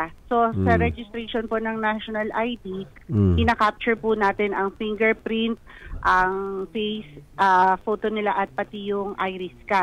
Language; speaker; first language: Filipino; native; Filipino